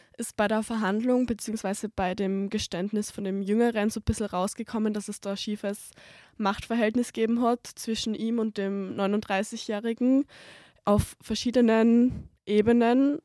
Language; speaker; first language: German; native; German